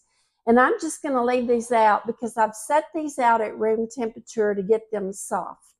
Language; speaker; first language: English; native; English